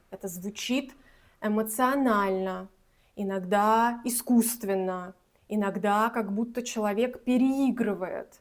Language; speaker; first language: Russian; native; Russian